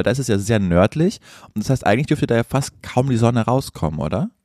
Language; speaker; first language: German; native; German